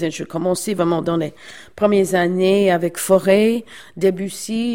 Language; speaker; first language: French; non-native, fluent; English